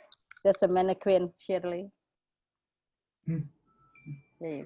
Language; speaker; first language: English; non-native, fluent; Indonesian